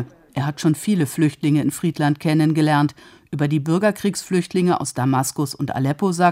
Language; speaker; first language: German; native; German